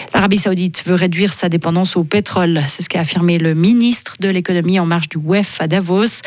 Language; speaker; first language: French; native; French